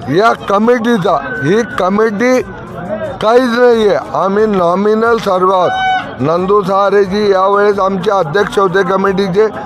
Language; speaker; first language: Marathi; native; Marathi